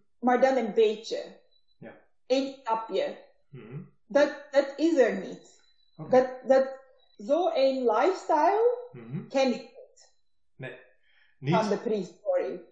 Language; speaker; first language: Dutch; non-native, learner; Turkish